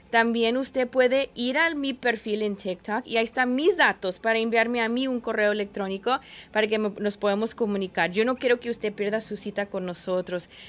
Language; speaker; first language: Spanish; early bilingual, heritage; Spanish